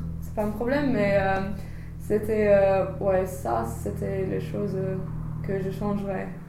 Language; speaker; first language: French; non-native, learner; English